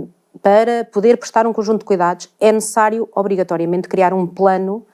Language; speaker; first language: Portuguese; native; Portuguese